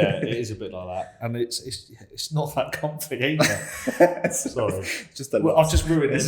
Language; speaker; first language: English; native; English